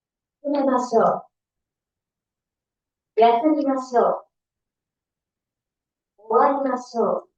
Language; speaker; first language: Japanese; non-native, learner; Indonesian